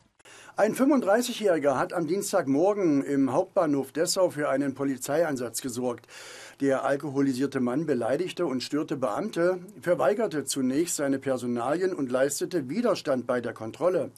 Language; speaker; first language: German; native; German